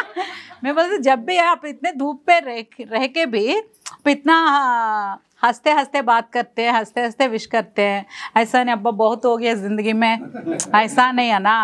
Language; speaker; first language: Hindi; non-native, local second language; Telugu